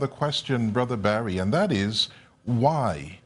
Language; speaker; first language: English; native; English